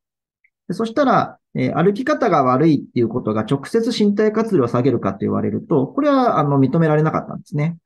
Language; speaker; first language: Japanese; native; Japanese